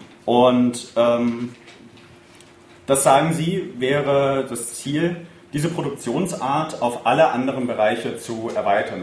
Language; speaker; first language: German; native; German